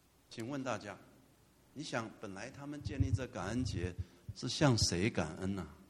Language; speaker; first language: Chinese; native; Chinese